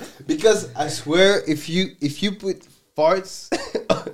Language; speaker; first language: English; non-native, fluent; French